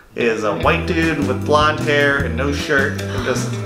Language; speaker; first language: English; native; English